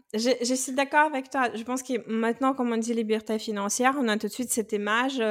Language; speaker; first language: French; non-native, fluent; Russian